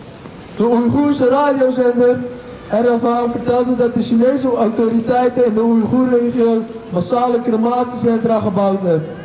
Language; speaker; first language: Dutch; non-native, fluent; Uyghur